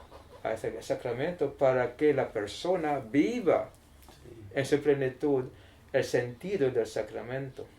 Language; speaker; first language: Spanish; non-native, learner; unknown